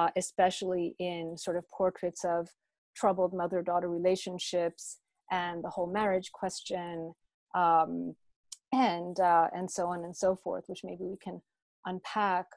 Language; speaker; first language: English; native; English